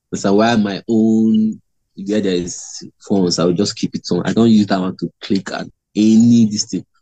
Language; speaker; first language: English; non-native, local second language; Igbo